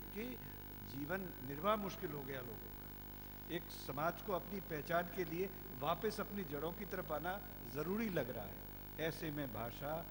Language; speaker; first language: Hindi; native; Hindi